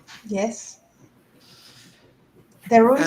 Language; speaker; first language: English; non-native, learner; Spanish